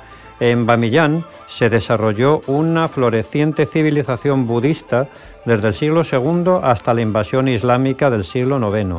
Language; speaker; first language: Spanish; native; Spanish